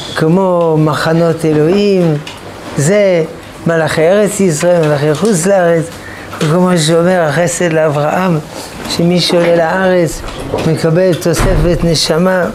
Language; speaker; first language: Hebrew; non-native, fluent; French